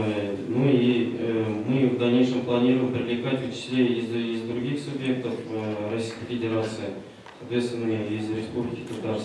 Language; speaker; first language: Russian; non-native, local second language; Tatar